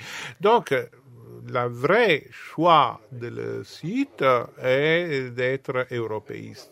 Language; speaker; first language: French; non-native, fluent; Italian